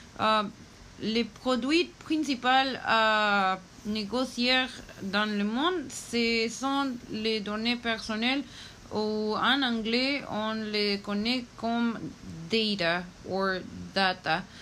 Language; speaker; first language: French; non-native, learner; Spanish